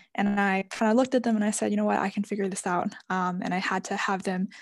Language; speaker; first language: English; native; English